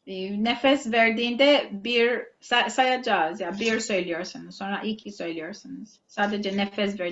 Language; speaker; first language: Turkish; non-native, fluent; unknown